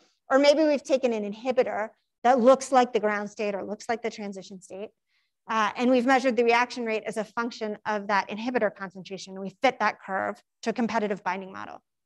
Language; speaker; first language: English; native; English